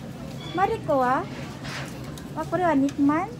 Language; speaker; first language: Japanese; non-native, fluent; Filipino